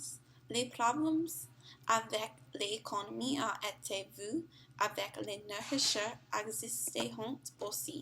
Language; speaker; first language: French; non-native, learner; English